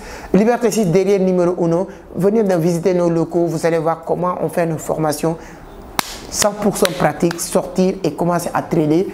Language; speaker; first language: French; non-native, local second language; Wolof